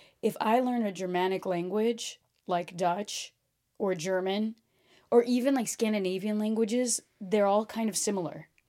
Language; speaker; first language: English; early bilingual, other home language; Portuguese